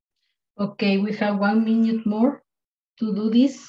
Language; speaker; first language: English; non-native, learner; Spanish